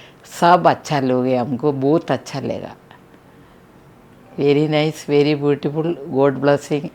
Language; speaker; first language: Hindi; non-native, local second language; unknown